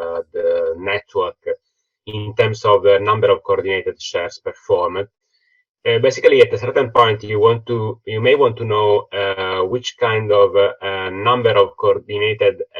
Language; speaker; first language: English; non-native, fluent; Italian